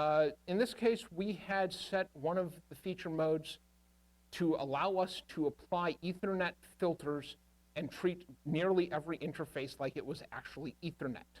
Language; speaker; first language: English; native; English